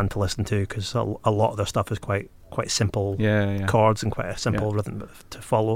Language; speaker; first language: English; native; English